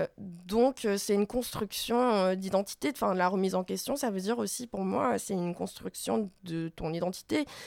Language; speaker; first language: French; non-native, fluent; Korean